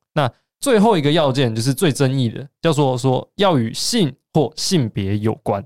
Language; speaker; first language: Chinese; native; Chinese